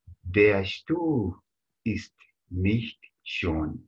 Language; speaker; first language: German; non-native, fluent; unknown